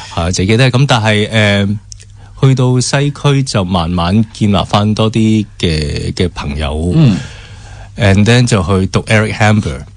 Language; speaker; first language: Cantonese; early bilingual, heritage; Cantonese